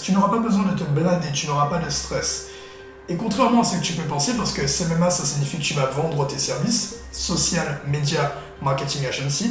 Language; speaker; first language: French; native; French